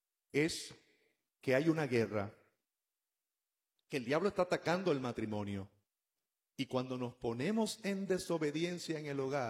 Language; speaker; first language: Spanish; native; Spanish